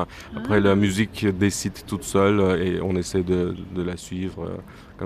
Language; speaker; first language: French; non-native, fluent; Turkish